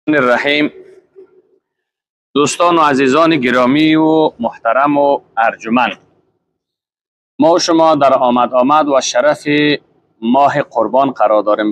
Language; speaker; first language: Persian; native; Persian